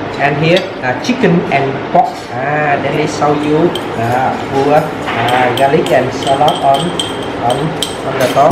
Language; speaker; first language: English; non-native, local second language; Vietnamese